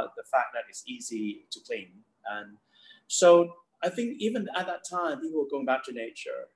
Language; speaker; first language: English; non-native, fluent; Thai